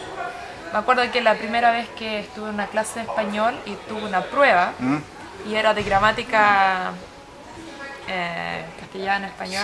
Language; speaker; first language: Spanish; early bilingual, heritage; Swedish